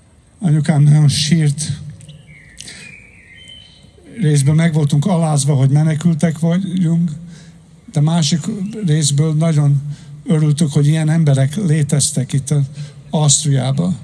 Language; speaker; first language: Hungarian; early bilingual, heritage; Hungarian